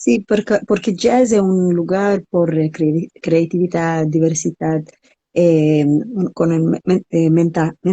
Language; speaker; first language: Spanish; non-native, learner; English